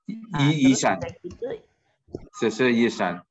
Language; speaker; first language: Chinese; non-native, learner; Indonesian